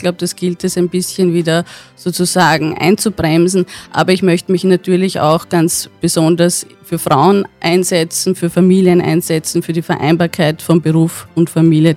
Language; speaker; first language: German; native; German